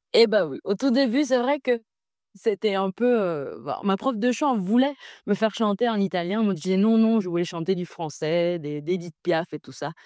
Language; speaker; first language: French; non-native, fluent; Italian